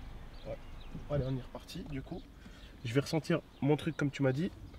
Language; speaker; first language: French; native; French